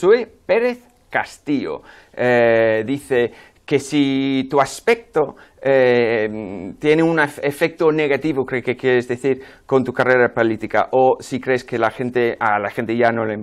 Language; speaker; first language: Spanish; non-native, fluent; English